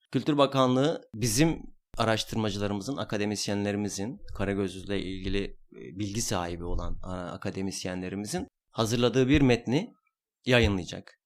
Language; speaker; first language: Turkish; non-native, local second language; Kurdish